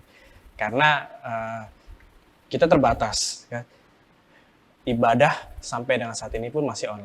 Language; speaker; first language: Indonesian; native; Indonesian